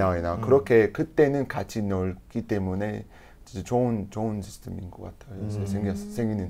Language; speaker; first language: Korean; non-native, learner; English